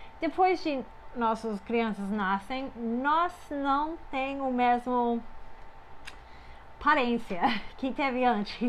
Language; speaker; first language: Portuguese; non-native, fluent; English